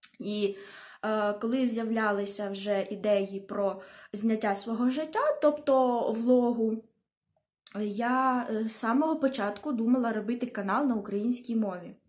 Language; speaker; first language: Ukrainian; non-native, local second language; Russian